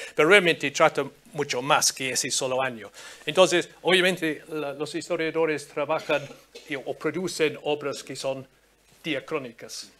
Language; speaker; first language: Spanish; non-native, fluent; English